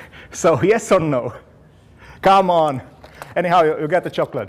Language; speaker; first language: English; non-native, fluent; Romanian